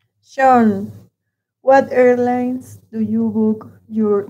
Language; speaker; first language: English; non-native, learner; Spanish